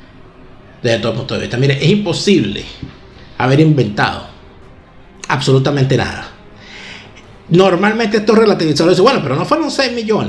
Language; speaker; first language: Spanish; native; Spanish